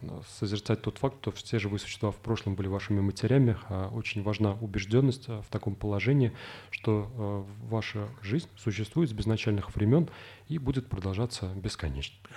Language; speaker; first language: Russian; native; Russian